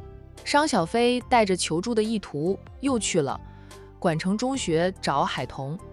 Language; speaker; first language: Chinese; native; Chinese